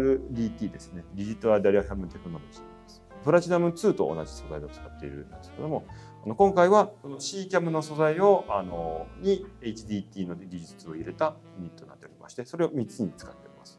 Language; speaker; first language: Japanese; native; Japanese